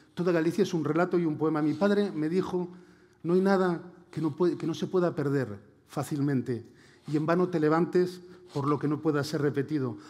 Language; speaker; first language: Spanish; native; Spanish